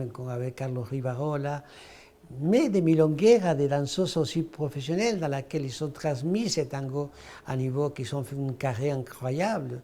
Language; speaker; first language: French; non-native, fluent; Spanish